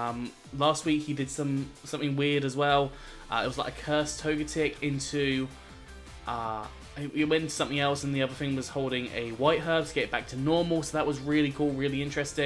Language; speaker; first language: English; native; English